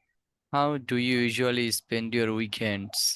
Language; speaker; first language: English; non-native, fluent; Bangla